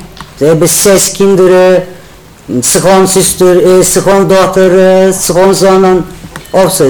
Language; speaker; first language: Dutch; non-native, learner; Turkish